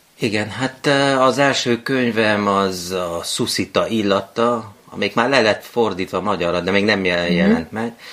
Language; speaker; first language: Hungarian; native; Hungarian